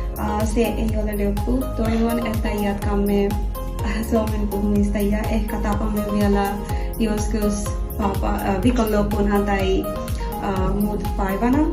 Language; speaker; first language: Finnish; non-native, learner; Bangla